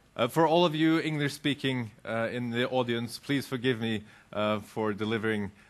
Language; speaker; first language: English; non-native, fluent; Norwegian